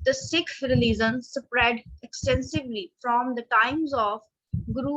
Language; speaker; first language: English; non-native, local second language; Punjabi